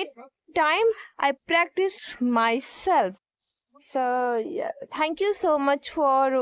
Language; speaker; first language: English; non-native, learner; Hindi